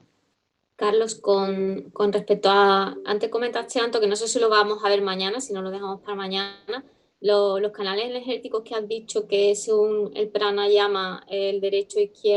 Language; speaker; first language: Spanish; native; Spanish